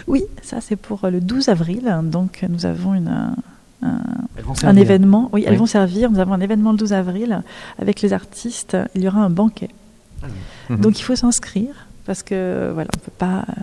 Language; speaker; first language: French; native; French